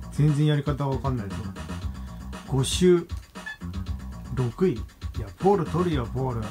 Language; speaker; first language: Japanese; native; Japanese